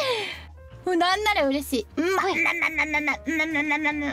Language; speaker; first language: Japanese; native; Japanese